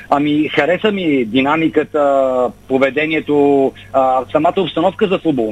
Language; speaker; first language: Bulgarian; native; Bulgarian